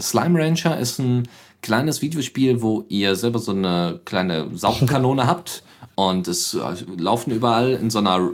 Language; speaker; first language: German; native; German